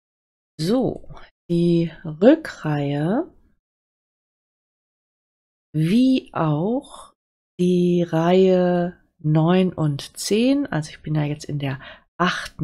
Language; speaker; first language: German; native; German